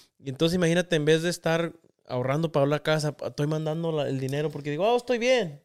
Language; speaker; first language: Spanish; native; Spanish